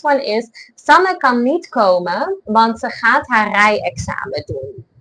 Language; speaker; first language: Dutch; non-native, fluent; English